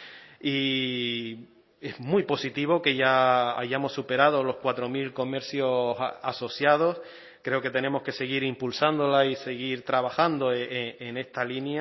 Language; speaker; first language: Spanish; native; Spanish